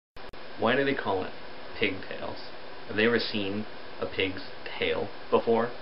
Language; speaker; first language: English; native; English